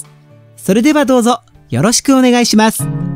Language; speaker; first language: Japanese; native; Japanese